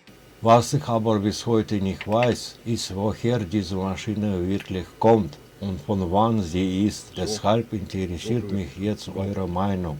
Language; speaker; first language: German; non-native, fluent; Russian